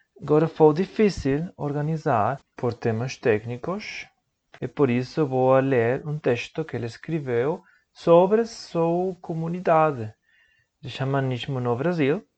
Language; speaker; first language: Portuguese; non-native, learner; Spanish